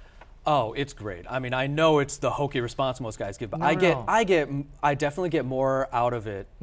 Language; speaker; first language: English; early bilingual, other home language; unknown